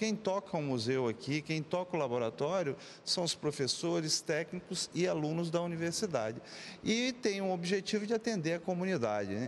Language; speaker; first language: Portuguese; native; Portuguese